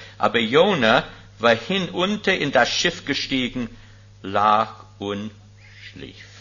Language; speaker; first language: German; non-native, fluent; English